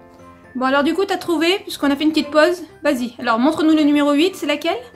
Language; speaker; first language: French; native; French